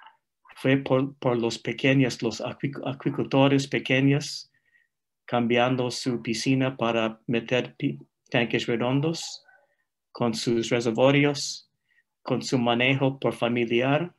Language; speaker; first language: Spanish; non-native, fluent; English